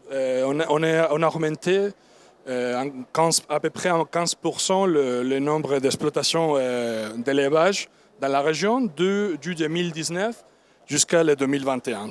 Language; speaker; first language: French; non-native, learner; Spanish